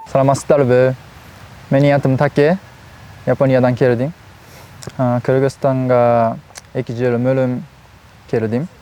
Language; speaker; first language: Kyrgyz; non-native, learner; Japanese